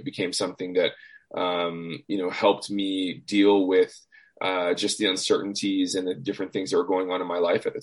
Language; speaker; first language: English; native; English